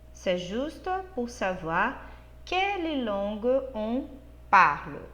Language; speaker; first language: French; non-native, fluent; Portuguese